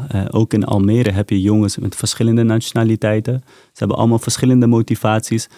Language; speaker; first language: Dutch; early bilingual, other home language; Persian